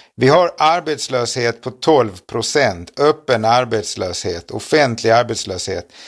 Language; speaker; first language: Swedish; native; Swedish